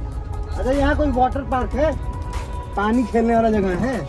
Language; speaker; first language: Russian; non-native, learner; Hindi